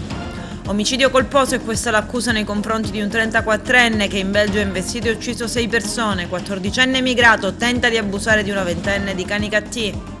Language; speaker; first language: Italian; native; Italian